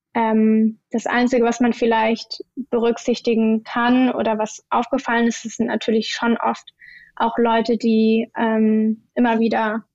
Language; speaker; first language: German; native; German